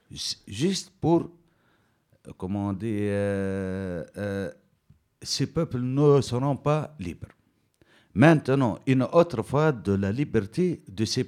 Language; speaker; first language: French; non-native, learner; Berber languages